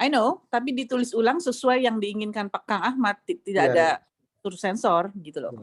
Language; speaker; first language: Indonesian; native; Indonesian